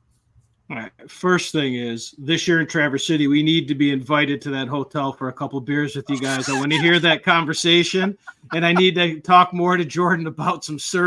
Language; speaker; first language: English; native; English